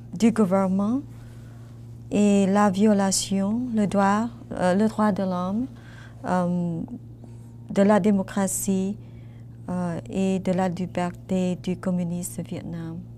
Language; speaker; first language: French; non-native, learner; Vietnamese